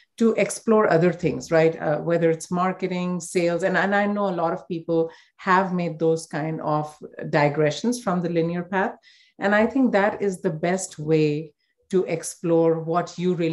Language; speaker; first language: English; non-native, local second language; Hindi